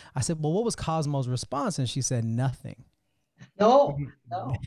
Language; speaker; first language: English; native; English